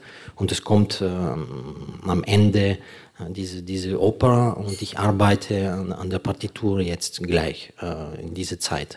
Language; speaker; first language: German; non-native, fluent; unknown